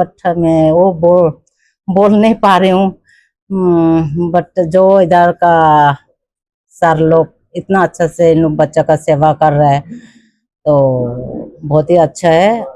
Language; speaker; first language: Hindi; non-native, local second language; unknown